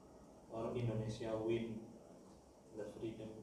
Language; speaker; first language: English; non-native, fluent; Indonesian